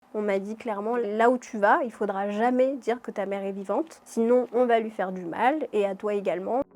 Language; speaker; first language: French; early bilingual, other home language; Amharic